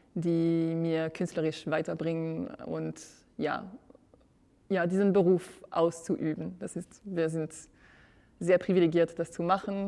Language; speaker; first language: German; non-native, fluent; French